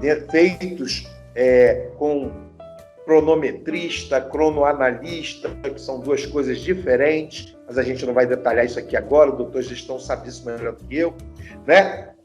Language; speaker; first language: Portuguese; native; Portuguese